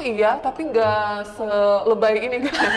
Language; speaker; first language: Indonesian; early bilingual, other home language; Korean